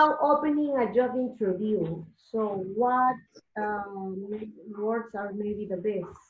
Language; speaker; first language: English; non-native, learner; Spanish